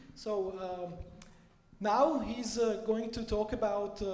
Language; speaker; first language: English; non-native, fluent; Slovak